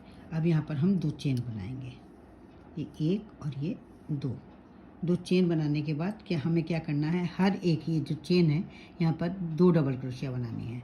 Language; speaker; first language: Hindi; native; Hindi